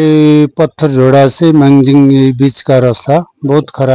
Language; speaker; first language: Hindi; non-native, local second language; Nepali